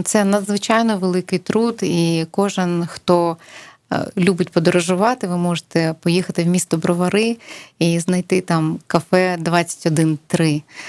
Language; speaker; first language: Ukrainian; native; Ukrainian